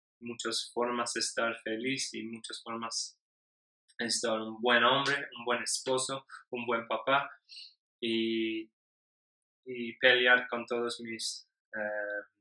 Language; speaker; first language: Spanish; non-native, learner; English